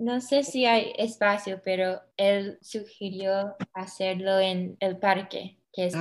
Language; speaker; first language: Spanish; early bilingual, heritage; English